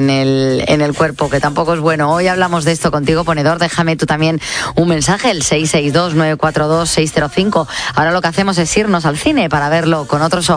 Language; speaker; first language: Spanish; native; Spanish